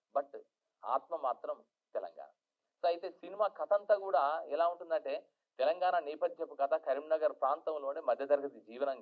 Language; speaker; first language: Telugu; native; Telugu